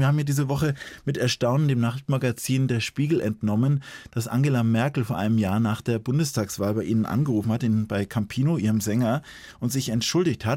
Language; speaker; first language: German; native; German